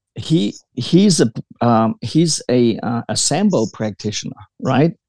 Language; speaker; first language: English; early bilingual, other home language; German